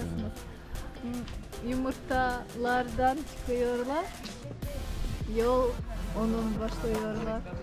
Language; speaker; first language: Turkish; non-native, learner; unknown